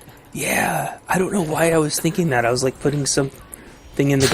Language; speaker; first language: English; native; English